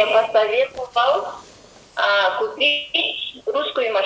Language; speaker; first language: Russian; non-native, learner; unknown